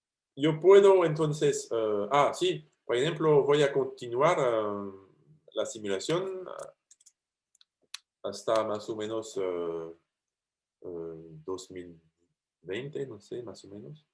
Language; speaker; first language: Spanish; non-native, fluent; French